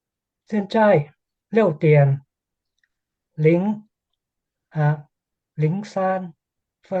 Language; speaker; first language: Chinese; non-native, learner; English